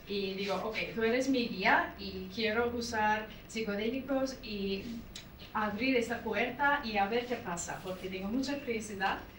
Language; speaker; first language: Spanish; non-native, learner; English